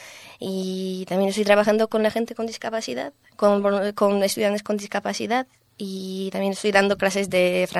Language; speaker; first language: Spanish; non-native, fluent; Polish